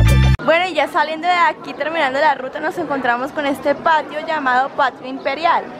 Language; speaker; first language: Spanish; native; Spanish